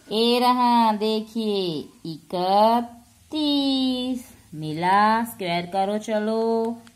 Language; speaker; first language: Hindi; non-native, local second language; Gujarati